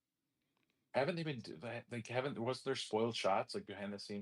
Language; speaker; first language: English; native; English